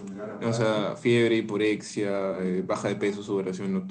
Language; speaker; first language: Spanish; native; Spanish